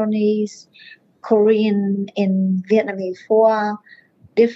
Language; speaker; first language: English; non-native, fluent; Vietnamese